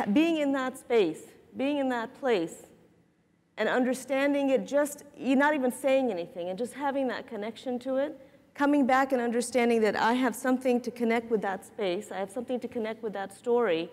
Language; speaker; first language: English; native; English